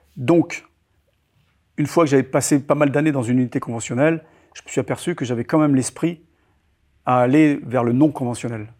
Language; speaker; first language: French; native; French